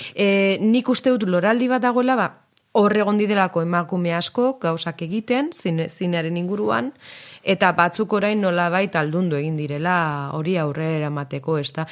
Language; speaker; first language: Basque; native; Basque